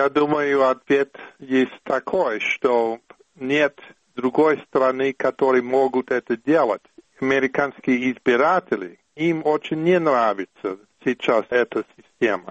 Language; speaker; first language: Russian; non-native, fluent; English